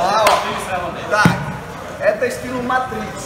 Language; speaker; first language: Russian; non-native, learner; Portuguese